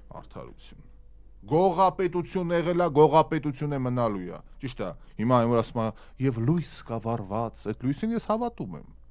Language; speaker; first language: Armenian; native; Armenian